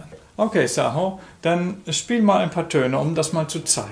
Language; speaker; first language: German; native; German